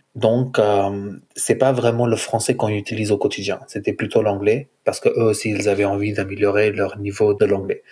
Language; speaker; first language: French; non-native, fluent; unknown